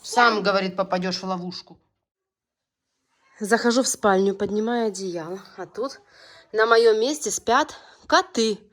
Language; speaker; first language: Russian; native; Russian